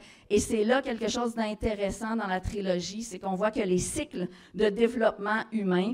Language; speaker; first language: French; native; French